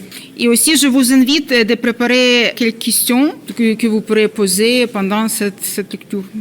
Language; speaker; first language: French; non-native, fluent; Ukrainian